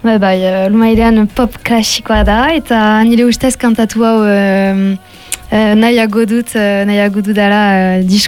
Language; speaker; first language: Basque; non-native, local second language; French